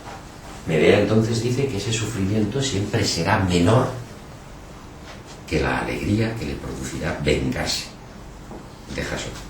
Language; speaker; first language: Spanish; native; Spanish